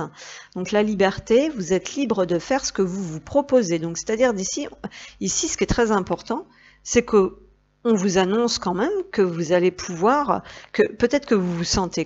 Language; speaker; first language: French; native; French